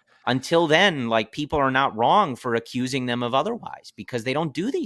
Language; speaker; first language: English; native; English